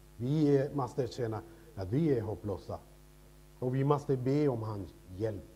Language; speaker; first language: Swedish; non-native, fluent; Spanish